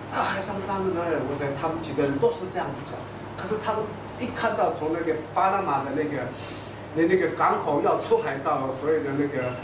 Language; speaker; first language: Chinese; non-native, local second language; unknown